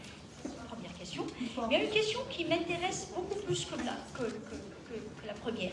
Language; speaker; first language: French; non-native, local second language; Arabic